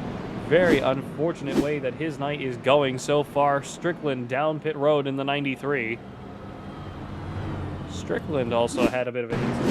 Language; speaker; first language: English; native; English